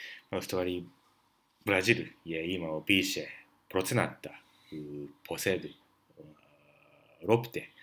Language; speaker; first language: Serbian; non-native, learner; Japanese